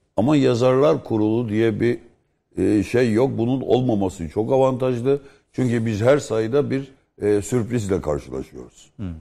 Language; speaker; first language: Turkish; native; Turkish